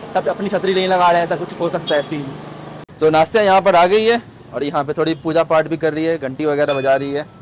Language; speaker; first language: Hindi; native; Hindi